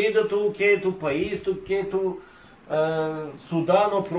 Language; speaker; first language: Spanish; non-native, learner; Turkish